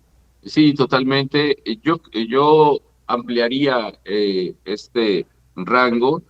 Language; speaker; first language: Spanish; native; Spanish